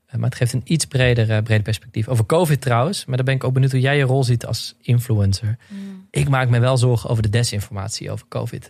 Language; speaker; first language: Dutch; native; Dutch